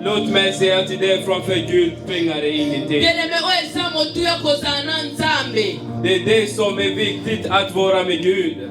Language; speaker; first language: Swedish; non-native, learner; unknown